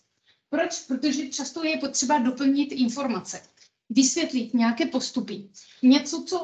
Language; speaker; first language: Czech; non-native, fluent; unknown